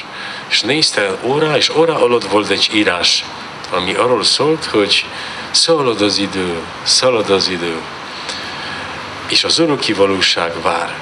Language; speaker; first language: Hungarian; non-native, learner; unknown